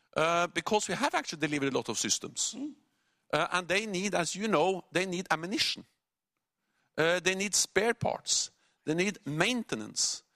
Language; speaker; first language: English; non-native, fluent; Norwegian